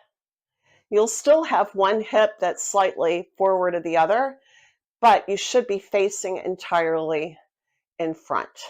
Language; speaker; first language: English; native; English